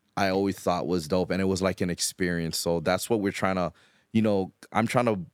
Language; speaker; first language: English; native; English